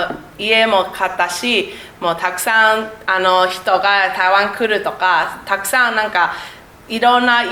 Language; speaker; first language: Japanese; non-native, learner; Chinese